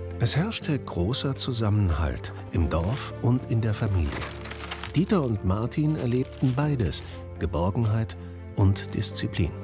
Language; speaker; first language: German; native; German